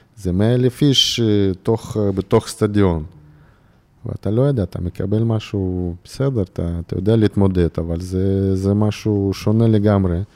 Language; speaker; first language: Hebrew; non-native, fluent; Russian